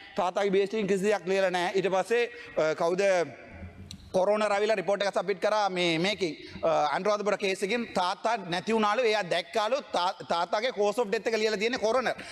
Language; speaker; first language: Sinhala; non-native, local second language; Tamil